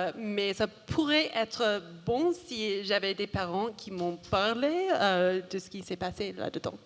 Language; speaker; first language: French; non-native, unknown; English